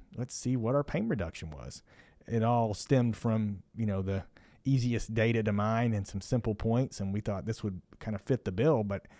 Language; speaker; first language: English; native; English